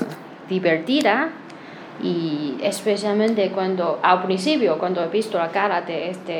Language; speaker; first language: Spanish; non-native, learner; Chinese